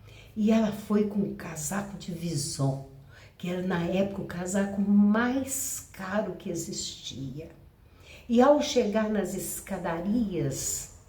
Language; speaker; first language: Portuguese; native; Portuguese